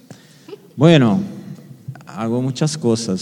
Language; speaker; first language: Spanish; non-native, fluent; Portuguese